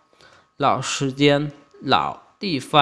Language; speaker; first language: Chinese; non-native, fluent; Lao